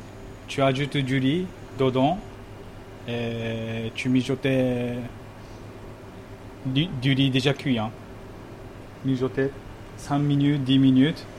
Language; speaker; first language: French; non-native, fluent; Japanese